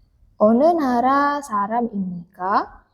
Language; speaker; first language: Korean; non-native, fluent; Indonesian